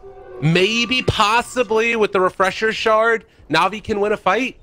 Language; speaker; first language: English; native; English